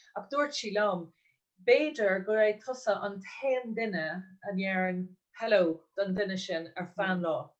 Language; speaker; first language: Irish; non-native, local second language; English